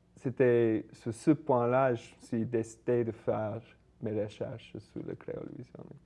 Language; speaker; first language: French; non-native, fluent; Swedish